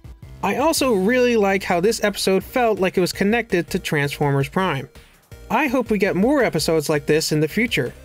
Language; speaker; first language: English; native; English